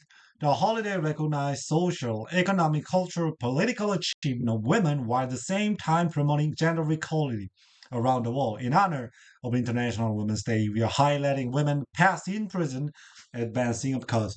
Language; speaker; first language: English; non-native, learner; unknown